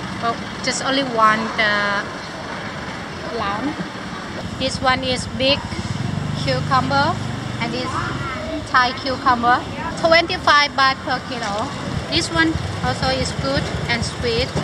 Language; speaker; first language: English; non-native, local second language; Thai